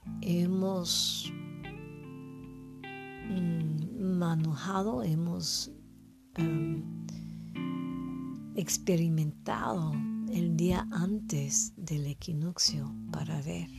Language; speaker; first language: Spanish; non-native, fluent; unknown